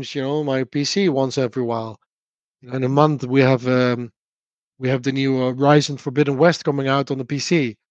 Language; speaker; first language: English; non-native, fluent; Dutch